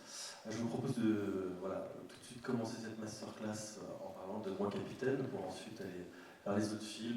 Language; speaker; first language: French; native; French